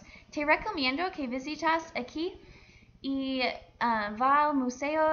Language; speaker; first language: Spanish; non-native, learner; English